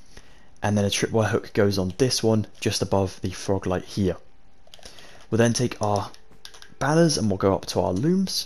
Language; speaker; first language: English; native; English